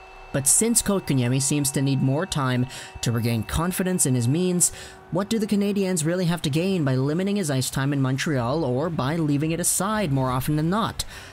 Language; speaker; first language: English; native; English